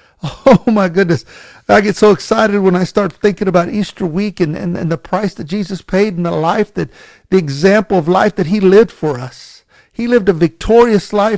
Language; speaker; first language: English; native; English